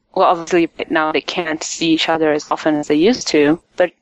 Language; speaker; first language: English; non-native, fluent; Italian